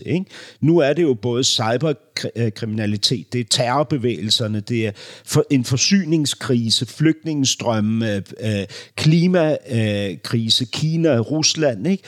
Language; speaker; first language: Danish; native; Danish